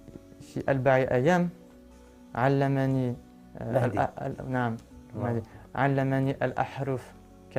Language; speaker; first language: Arabic; non-native, learner; French